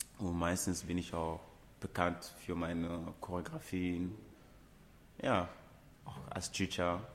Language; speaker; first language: German; non-native, fluent; Ewe